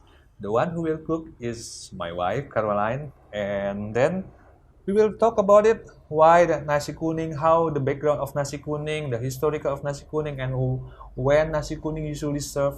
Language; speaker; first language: English; non-native, fluent; Indonesian